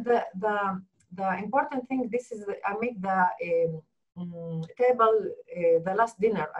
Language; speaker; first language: English; non-native, learner; Arabic